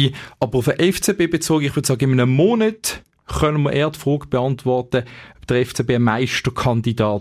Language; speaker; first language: German; native; German